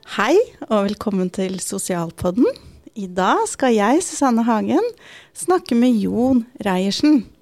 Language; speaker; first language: Norwegian; native; Norwegian